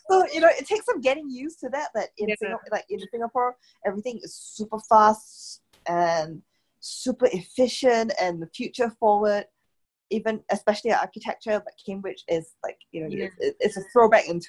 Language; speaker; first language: English; native; English